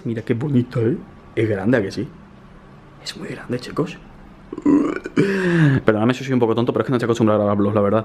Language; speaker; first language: Spanish; native; Spanish